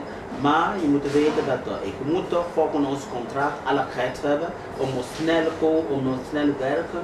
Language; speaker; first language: Dutch; non-native, learner; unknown